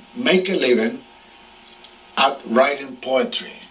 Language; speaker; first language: English; non-native, fluent; Spanish